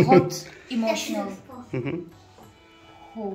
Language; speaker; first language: Hindi; non-native, learner; Polish